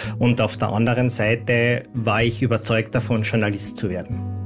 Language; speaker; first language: German; native; German